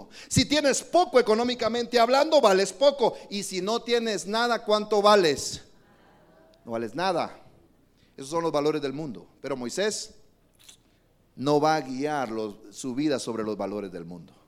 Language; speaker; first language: Spanish; native; Spanish